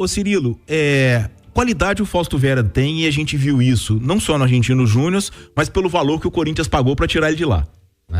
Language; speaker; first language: Portuguese; native; Portuguese